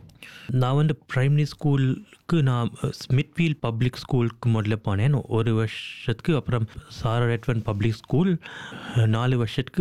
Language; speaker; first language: Tamil; early bilingual, heritage; Tamil